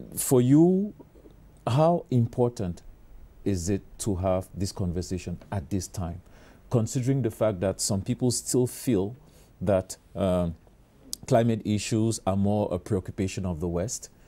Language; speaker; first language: English; native; English